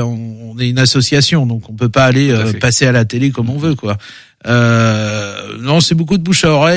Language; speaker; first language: French; native; French